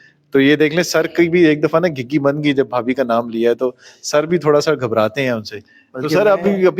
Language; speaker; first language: Urdu; native; Urdu